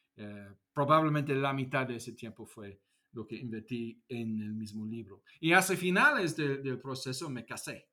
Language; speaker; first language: Spanish; non-native, fluent; English